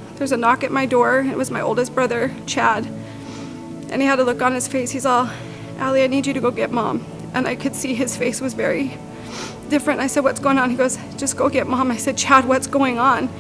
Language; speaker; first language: English; native; English